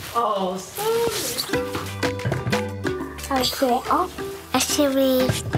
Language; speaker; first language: Dutch; early bilingual, other home language; Hebrew